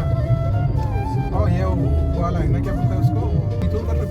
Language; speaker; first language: Hindi; non-native, local second language; Kok Borok